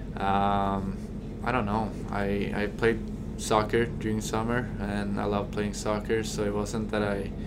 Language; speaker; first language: English; non-native, fluent; Swedish